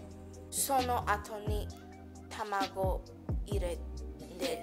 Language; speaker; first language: Japanese; non-native, learner; English